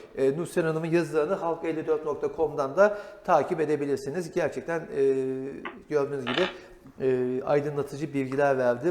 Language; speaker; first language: Turkish; native; Turkish